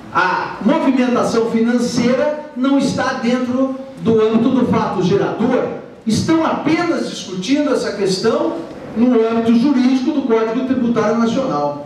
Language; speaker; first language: Portuguese; native; Portuguese